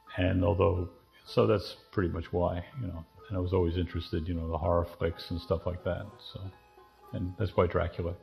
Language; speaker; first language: English; native; English